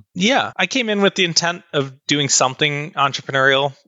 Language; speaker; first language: English; native; English